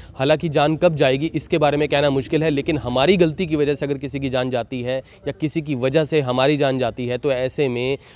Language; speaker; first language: Hindi; native; Hindi